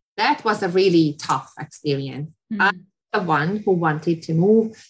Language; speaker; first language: English; non-native, fluent; Hungarian